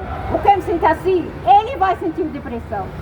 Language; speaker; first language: Portuguese; non-native, learner; Arabic